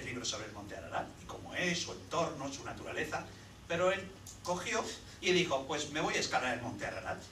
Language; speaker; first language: Spanish; native; Spanish